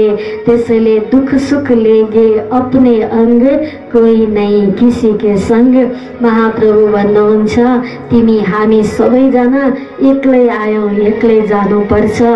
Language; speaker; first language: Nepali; native; Nepali